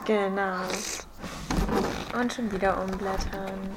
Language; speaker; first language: German; native; German